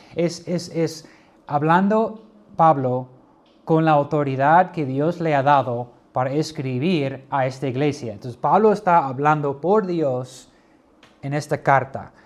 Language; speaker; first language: Spanish; non-native, fluent; English